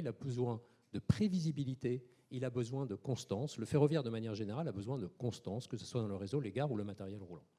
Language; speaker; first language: French; native; French